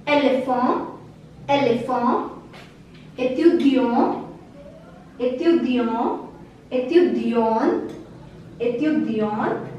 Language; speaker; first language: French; non-native, fluent; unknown